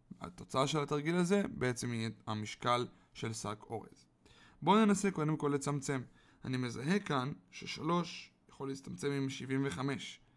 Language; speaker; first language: Hebrew; native; Hebrew